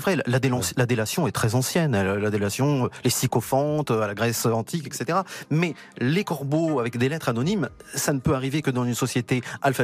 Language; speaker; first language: French; native; French